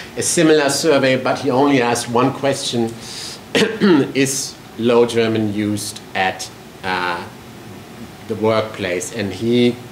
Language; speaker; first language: English; non-native, fluent; German